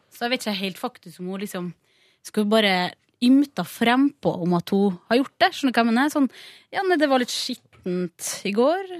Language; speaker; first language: Norwegian; native; Norwegian